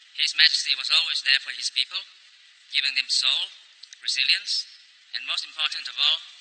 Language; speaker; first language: English; non-native, fluent; Thai